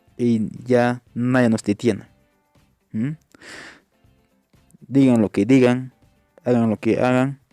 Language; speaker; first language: Spanish; non-native, local second language; Quechua